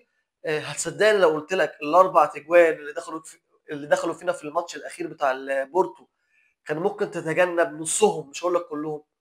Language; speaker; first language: Arabic; native; Arabic